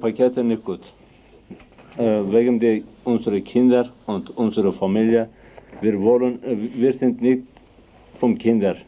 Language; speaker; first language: German; non-native, learner; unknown